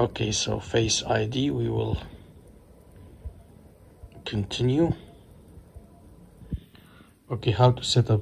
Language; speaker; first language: English; non-native, fluent; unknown